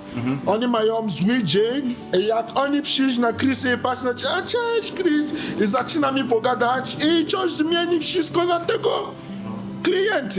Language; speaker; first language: Polish; non-native, learner; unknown